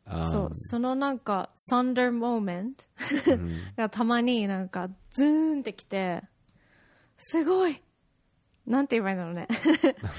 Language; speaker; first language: Japanese; native; Japanese